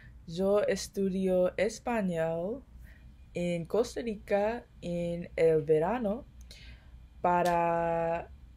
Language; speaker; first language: Spanish; non-native, learner; English